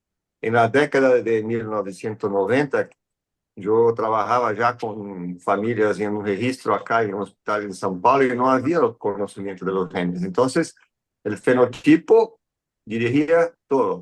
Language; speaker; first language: Spanish; non-native, fluent; Portuguese